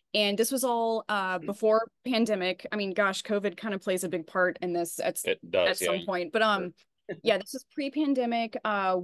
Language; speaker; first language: English; native; English